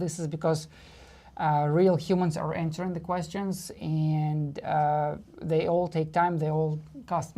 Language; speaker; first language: English; non-native, fluent; Russian